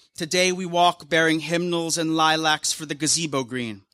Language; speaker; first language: English; native; English